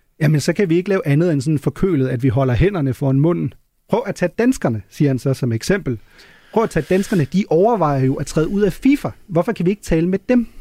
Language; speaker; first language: Danish; non-native, local second language; German